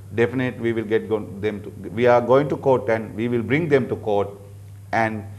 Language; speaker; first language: English; non-native, local second language; Sinhala